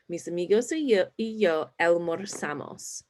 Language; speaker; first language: Spanish; non-native, fluent; English